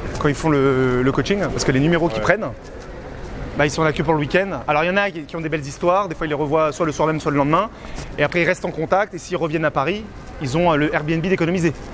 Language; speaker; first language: French; native; French